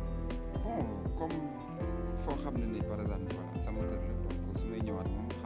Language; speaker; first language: French; non-native, local second language; Wolof